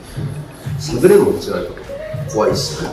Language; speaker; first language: Japanese; native; Japanese